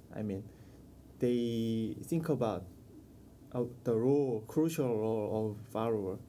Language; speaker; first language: English; non-native, learner; Korean